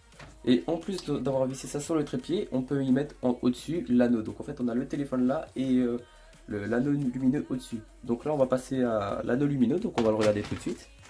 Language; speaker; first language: French; native; French